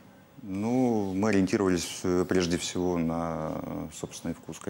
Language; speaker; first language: Russian; native; Russian